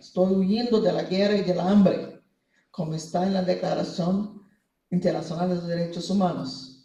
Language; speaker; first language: Spanish; non-native, fluent; Portuguese